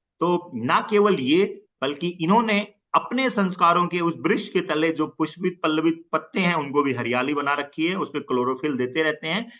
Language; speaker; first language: Hindi; native; Hindi